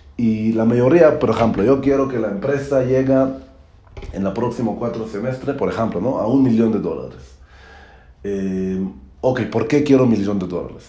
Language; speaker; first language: Spanish; non-native, learner; Hebrew